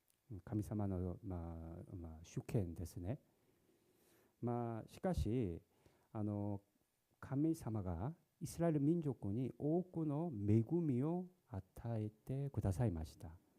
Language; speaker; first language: Japanese; non-native, learner; Korean